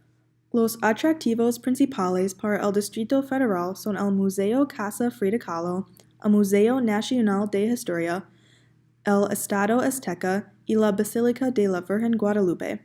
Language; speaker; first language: Spanish; non-native, learner; English